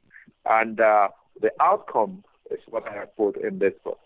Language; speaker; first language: English; non-native, local second language; Igbo